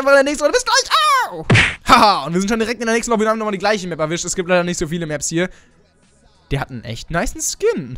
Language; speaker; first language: German; native; German